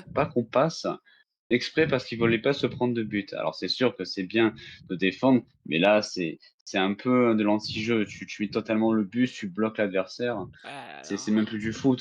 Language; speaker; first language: French; native; French